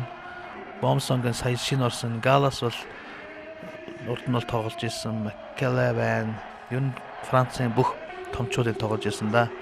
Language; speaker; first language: Mongolian; native; Mongolian